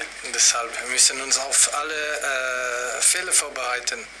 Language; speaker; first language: German; non-native, fluent; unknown